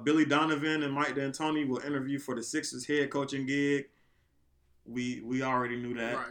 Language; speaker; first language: English; native; English